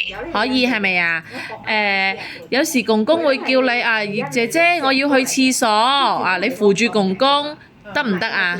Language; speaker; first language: Cantonese; native; Cantonese